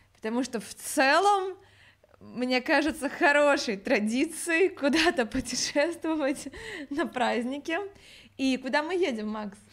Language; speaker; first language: Russian; native; Russian